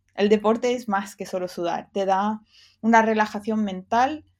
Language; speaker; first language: Spanish; early bilingual, other home language; English